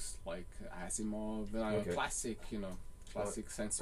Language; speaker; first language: English; non-native, fluent; Italian